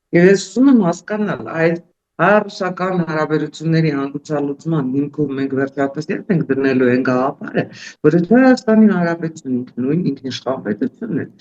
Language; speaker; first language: Armenian; native; Armenian